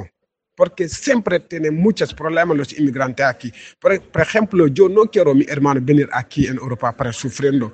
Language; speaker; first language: Spanish; non-native, learner; Wolof